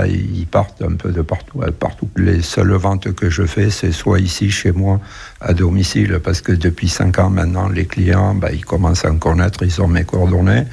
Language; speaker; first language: French; native; French